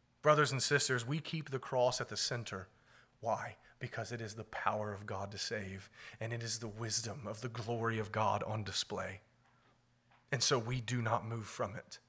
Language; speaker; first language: English; native; English